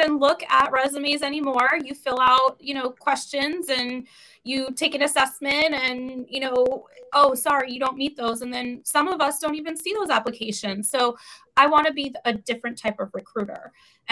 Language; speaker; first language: English; native; English